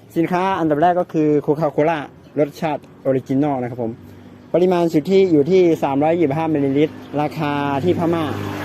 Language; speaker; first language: Thai; non-native, local second language; Shan